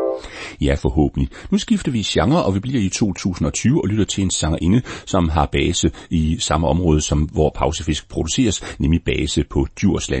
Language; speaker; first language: Danish; native; Danish